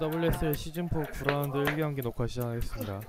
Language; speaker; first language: Korean; native; Korean